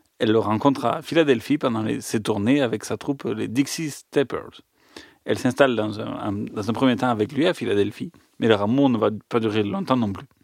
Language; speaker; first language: French; native; French